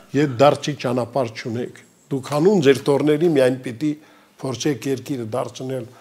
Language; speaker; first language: Armenian; native; Armenian